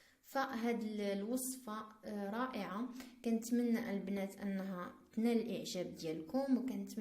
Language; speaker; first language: Arabic; native; Arabic